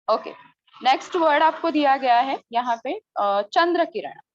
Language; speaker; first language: Hindi; non-native, local second language; Marathi